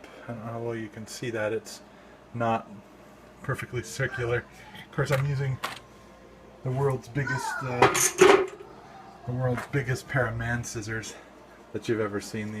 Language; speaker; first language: English; native; English